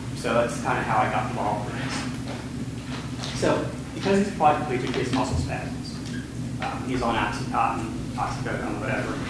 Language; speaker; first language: English; native; English